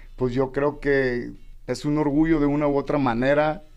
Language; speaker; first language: Spanish; native; Spanish